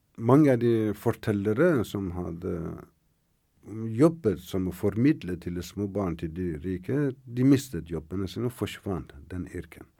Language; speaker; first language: Norwegian; non-native, fluent; Persian